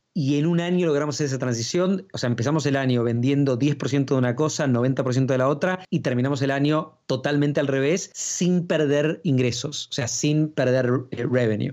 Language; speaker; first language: Spanish; native; Spanish